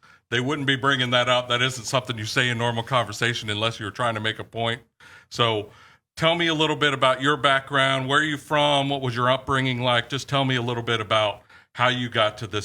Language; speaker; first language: English; native; English